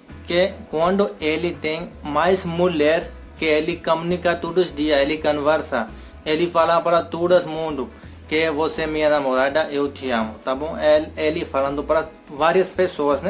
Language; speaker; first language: Portuguese; non-native, learner; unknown